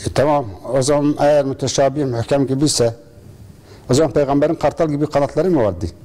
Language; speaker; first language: Turkish; non-native, local second language; Arabic